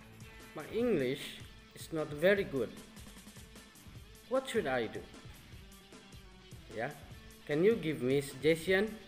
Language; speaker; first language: English; non-native, fluent; Indonesian